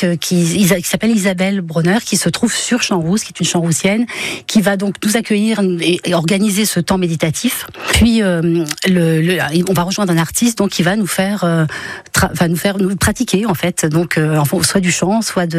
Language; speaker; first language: French; native; French